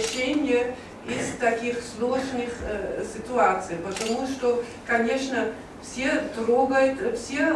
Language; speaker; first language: Russian; non-native, learner; German